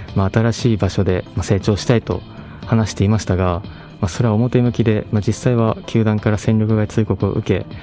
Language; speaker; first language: Japanese; native; Japanese